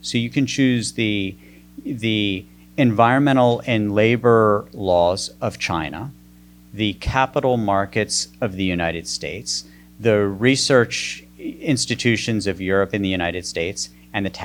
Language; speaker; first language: English; native; English